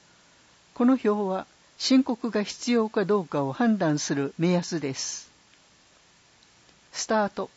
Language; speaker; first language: Japanese; native; Japanese